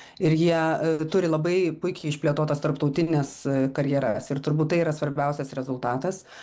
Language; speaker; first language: Lithuanian; native; Lithuanian